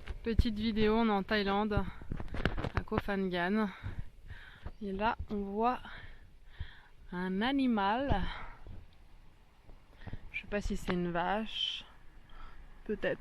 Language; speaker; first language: French; native; French